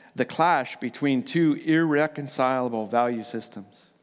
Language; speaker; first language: English; native; English